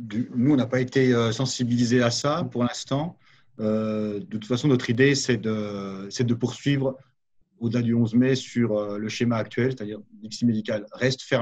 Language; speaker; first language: French; native; French